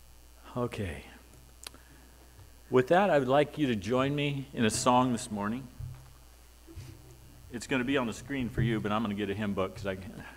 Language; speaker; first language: English; native; English